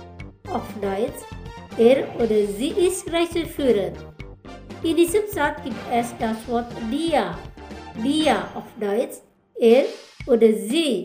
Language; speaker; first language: German; non-native, fluent; Indonesian